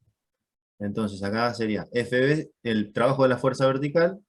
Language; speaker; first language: Spanish; native; Spanish